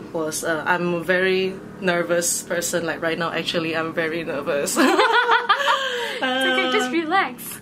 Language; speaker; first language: English; non-native, local second language; Chinese